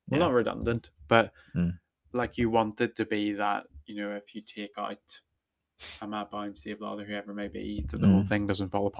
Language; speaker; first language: English; native; English